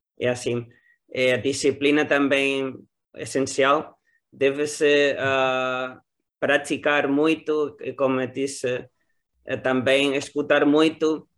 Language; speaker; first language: Portuguese; non-native, learner; Spanish